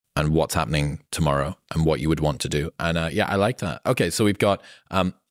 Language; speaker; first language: English; native; English